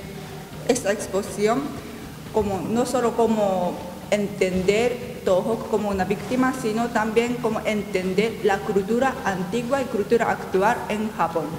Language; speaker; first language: Spanish; non-native, learner; Japanese